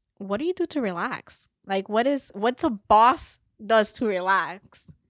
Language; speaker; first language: English; early bilingual, other home language; Spanish